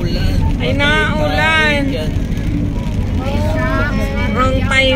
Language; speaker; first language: Filipino; native; Filipino